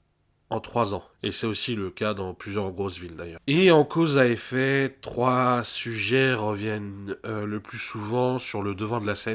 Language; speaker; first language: French; native; French